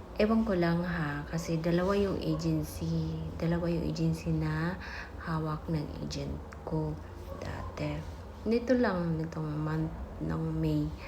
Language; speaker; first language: Filipino; non-native, local second language; Waray